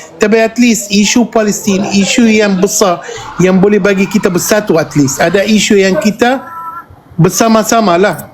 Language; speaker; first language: Malay; non-native, fluent; Arabic